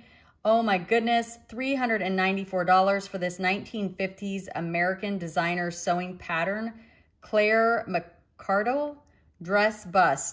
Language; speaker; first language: English; native; English